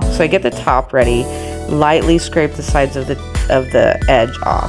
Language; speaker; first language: English; native; English